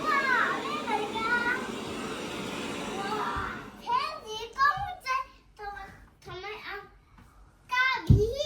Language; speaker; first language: Cantonese; early bilingual, heritage; Cantonese